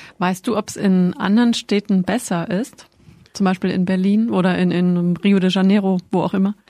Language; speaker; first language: German; native; German